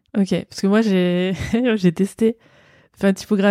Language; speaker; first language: French; native; French